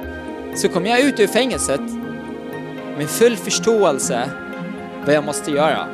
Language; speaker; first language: Swedish; non-native, fluent; Arabic